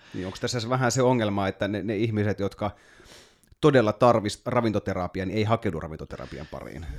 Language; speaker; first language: Finnish; native; Finnish